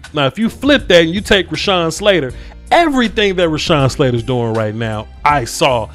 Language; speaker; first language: English; native; English